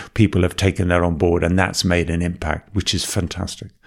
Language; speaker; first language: English; native; English